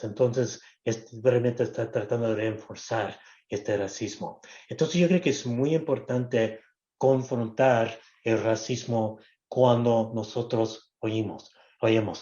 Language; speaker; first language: Spanish; non-native, local second language; English